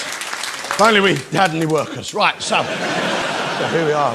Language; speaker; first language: English; native; English